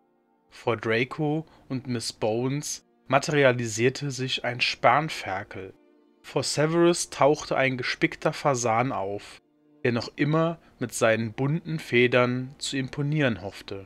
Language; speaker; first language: German; native; German